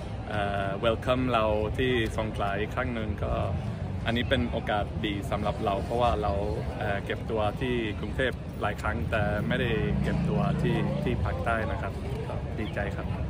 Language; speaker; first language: Thai; early bilingual, heritage; Thai